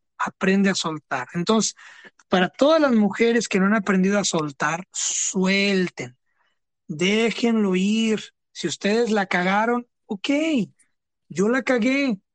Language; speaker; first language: Spanish; early bilingual, heritage; Spanish